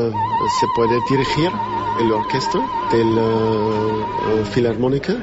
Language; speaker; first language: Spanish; non-native, learner; German